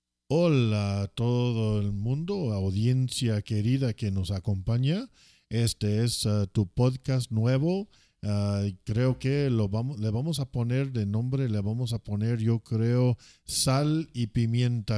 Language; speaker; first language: Spanish; non-native, fluent; English